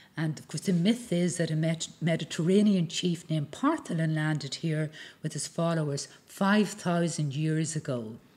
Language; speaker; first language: English; native; English